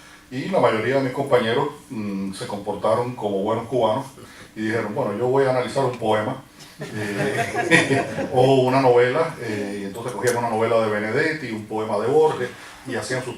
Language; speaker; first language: Spanish; native; Spanish